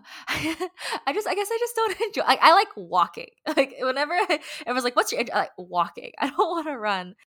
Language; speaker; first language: English; early bilingual, other home language; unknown